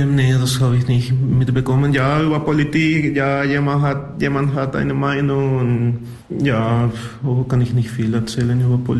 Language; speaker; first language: German; non-native, learner; Spanish